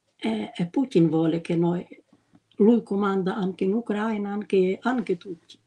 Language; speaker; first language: Italian; non-native, learner; Ukrainian